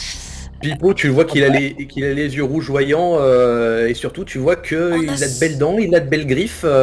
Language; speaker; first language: French; native; French